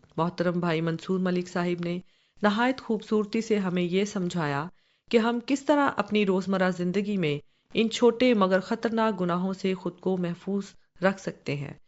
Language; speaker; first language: Urdu; non-native, local second language; Punjabi